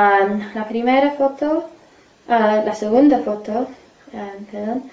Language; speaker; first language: Spanish; non-native, fluent; English